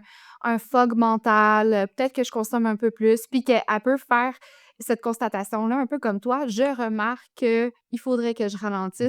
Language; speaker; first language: French; native; French